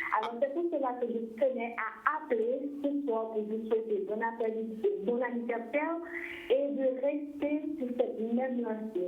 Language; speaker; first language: French; non-native, local second language; Haitian Creole